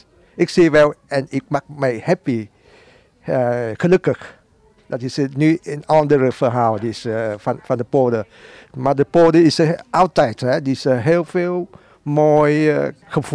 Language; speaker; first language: Dutch; non-native, learner; Vietnamese